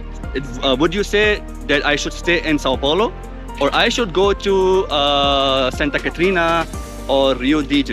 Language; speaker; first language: English; non-native, fluent; Hindi